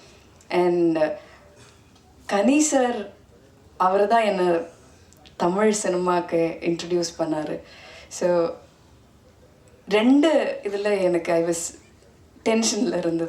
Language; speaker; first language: Tamil; non-native, fluent; Malayalam